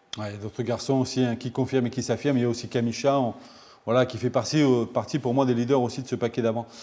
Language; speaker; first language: French; native; French